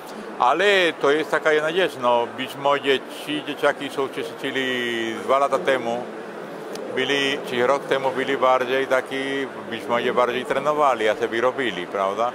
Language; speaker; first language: Polish; non-native, fluent; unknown